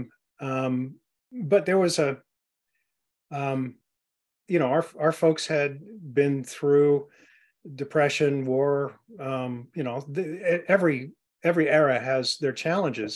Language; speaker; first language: English; native; English